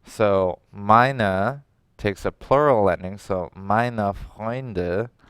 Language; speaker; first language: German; non-native, learner; English